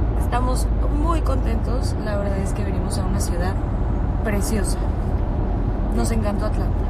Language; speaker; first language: Spanish; early bilingual, other home language; French